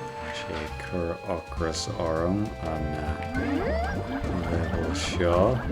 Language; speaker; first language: Irish; non-native, local second language; English